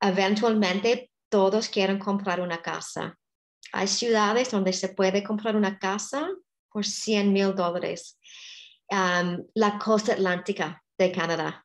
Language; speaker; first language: Spanish; non-native, fluent; English